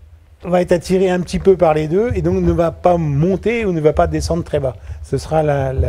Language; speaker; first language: French; native; French